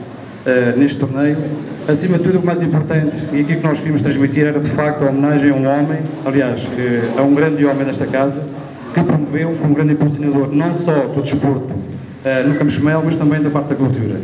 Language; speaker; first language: Portuguese; native; Portuguese